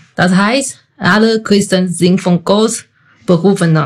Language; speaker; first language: German; non-native, fluent; Chinese